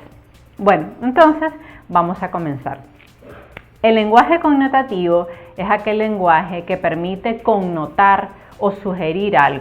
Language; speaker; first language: Spanish; native; Spanish